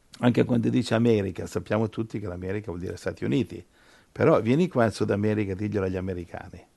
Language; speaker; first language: Italian; native; Italian